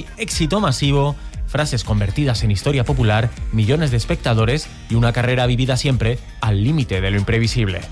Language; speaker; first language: Spanish; native; Spanish